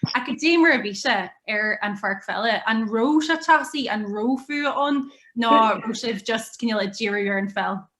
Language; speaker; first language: Irish; native; Irish